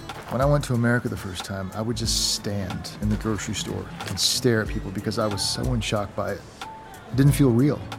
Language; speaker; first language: English; native; English